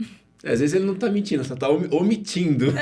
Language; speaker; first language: Portuguese; native; Portuguese